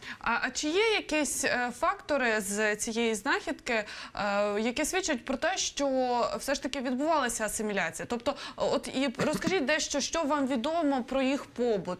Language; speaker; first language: Ukrainian; native; Ukrainian